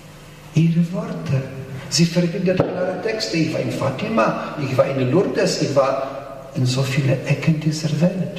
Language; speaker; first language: German; non-native, fluent; Polish